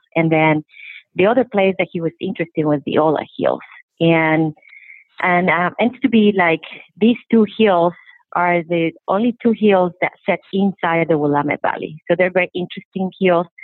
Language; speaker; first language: English; non-native, fluent; Spanish